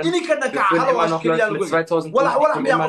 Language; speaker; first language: German; early bilingual, other home language; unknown